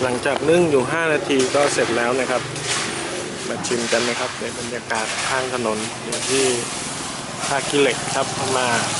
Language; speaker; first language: Thai; native; Thai